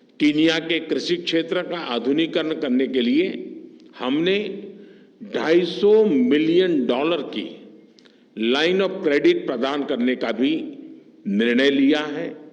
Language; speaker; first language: Hindi; non-native, local second language; Gujarati